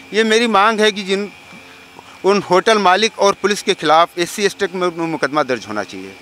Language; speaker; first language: Hindi; native; Hindi